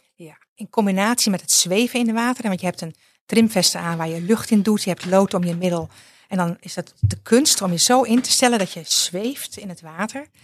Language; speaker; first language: Dutch; native; Dutch